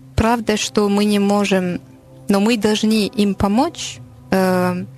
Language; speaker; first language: Russian; non-native, learner; French